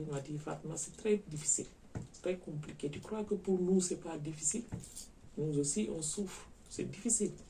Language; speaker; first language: French; non-native, local second language; Wolof